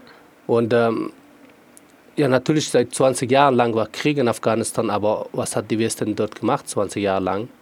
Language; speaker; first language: German; non-native, fluent; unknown